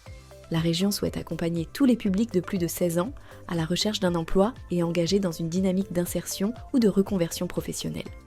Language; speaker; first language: French; native; French